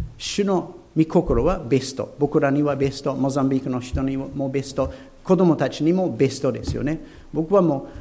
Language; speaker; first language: Japanese; non-native, fluent; English